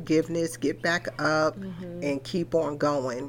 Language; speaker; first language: English; native; English